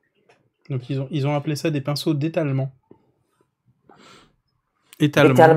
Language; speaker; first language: French; native; French